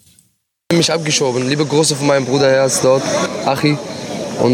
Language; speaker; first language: German; non-native, fluent; Arabic